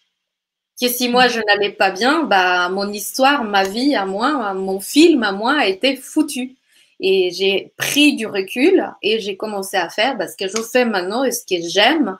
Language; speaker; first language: French; native; French